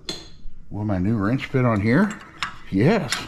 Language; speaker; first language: English; native; English